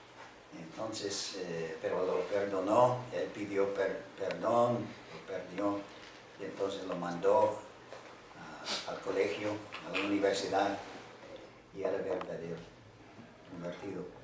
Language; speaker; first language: Spanish; non-native, fluent; English